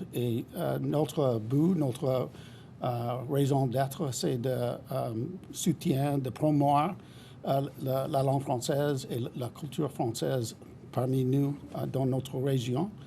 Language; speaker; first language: French; non-native, fluent; English